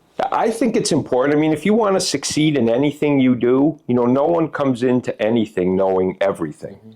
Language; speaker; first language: English; native; English